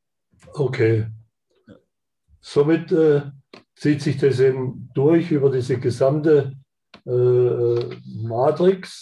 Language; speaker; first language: German; native; German